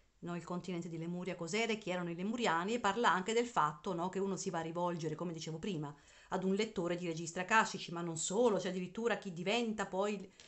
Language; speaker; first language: Italian; native; Italian